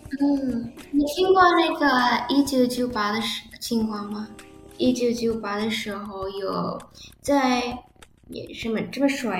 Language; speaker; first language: Chinese; early bilingual, heritage; Indonesian